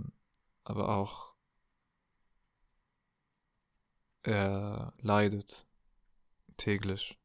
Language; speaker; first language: German; non-native, learner; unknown